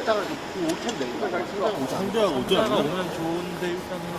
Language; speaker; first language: Korean; native; Korean